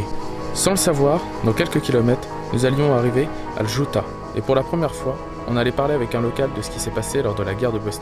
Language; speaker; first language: French; native; French